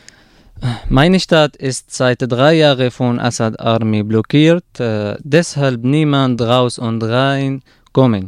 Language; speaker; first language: German; non-native, learner; Arabic